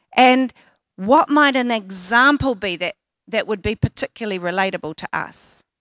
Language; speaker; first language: English; native; English